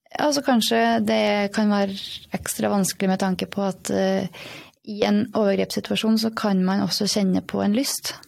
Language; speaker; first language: Norwegian; native; Norwegian